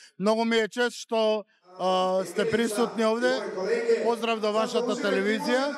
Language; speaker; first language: Macedonian; non-native, local second language; Romany